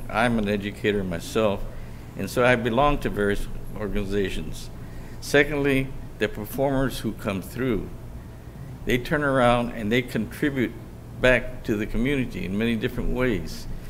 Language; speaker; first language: English; native; English